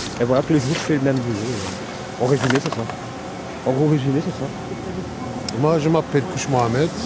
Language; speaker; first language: French; native; French